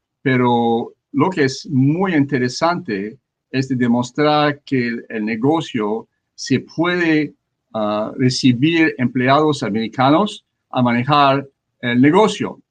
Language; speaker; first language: Spanish; non-native, learner; French